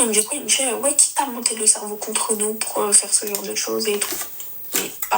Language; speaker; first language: French; native; French